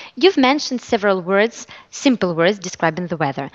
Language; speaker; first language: English; non-native, fluent; Russian